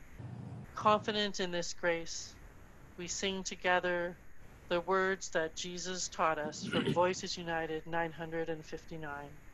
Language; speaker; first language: English; native; English